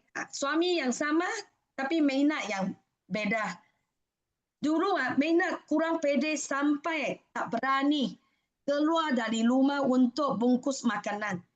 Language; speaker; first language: Indonesian; non-native, fluent; Malay